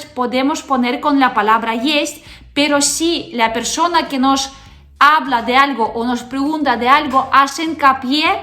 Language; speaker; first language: Spanish; non-native, fluent; Russian